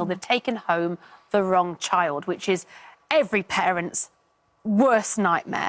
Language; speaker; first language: English; native; English